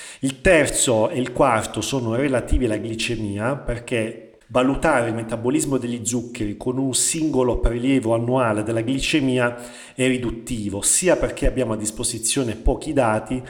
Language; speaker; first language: Italian; native; Italian